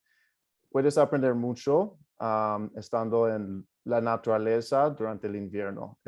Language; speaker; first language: Spanish; non-native, fluent; English